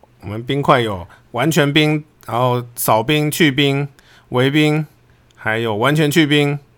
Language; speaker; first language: Chinese; native; Chinese